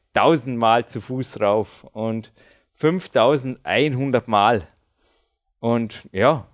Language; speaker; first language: German; native; German